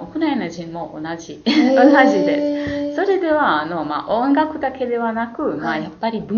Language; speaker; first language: Japanese; non-native, fluent; Ukrainian